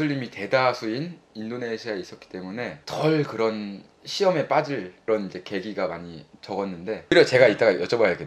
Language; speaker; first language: Korean; native; Korean